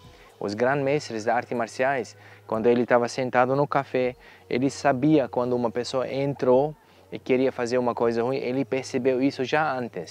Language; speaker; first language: Portuguese; non-native, learner; German